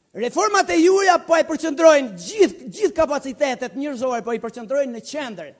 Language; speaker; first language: Albanian; native; Albanian